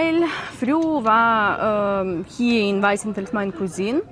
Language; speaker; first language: German; non-native, learner; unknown